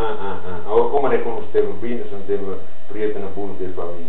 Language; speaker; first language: Romanian; non-native, learner; Italian